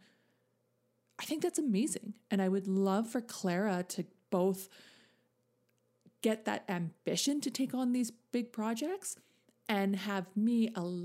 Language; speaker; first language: English; native; English